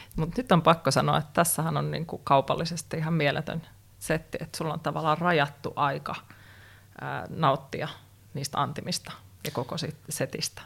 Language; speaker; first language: Finnish; native; Finnish